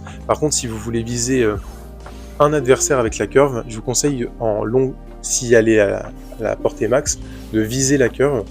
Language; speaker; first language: French; native; French